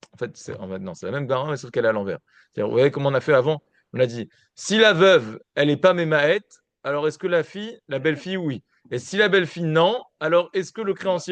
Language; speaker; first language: French; native; French